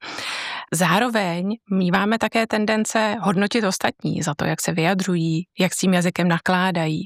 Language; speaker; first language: Czech; native; Czech